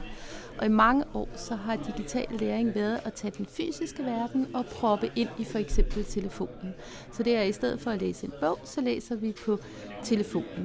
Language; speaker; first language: Danish; native; Danish